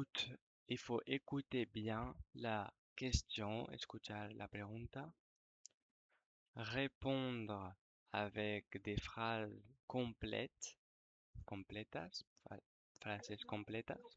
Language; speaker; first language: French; non-native, fluent; Spanish